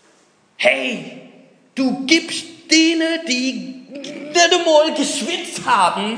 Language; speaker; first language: German; non-native, fluent; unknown